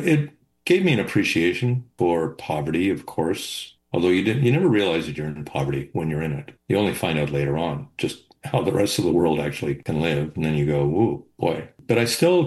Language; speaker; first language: English; native; English